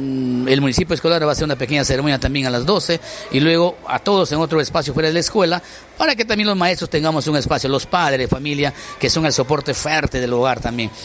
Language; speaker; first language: Spanish; native; Spanish